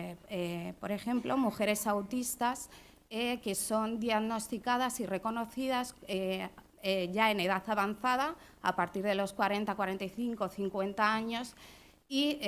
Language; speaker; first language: Spanish; native; Spanish